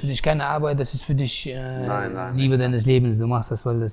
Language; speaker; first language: German; native; German